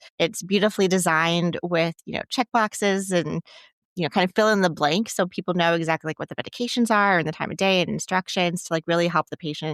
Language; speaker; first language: English; native; English